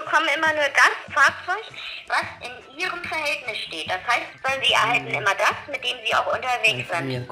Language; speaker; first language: German; native; German